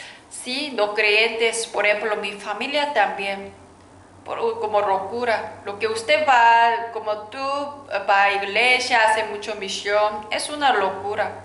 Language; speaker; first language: Spanish; non-native, learner; Korean